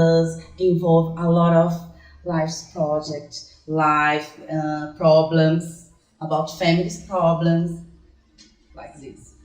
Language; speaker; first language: English; non-native, fluent; Portuguese